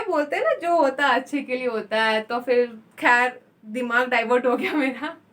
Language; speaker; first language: Hindi; native; Hindi